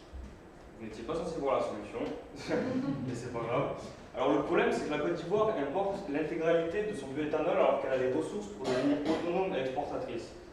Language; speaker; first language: French; native; French